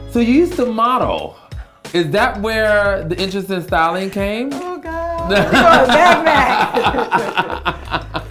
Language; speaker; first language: English; native; English